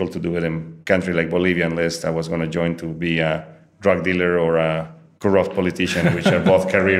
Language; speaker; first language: English; non-native, fluent; Spanish